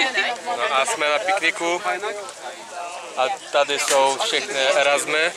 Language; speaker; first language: Czech; non-native, learner; Polish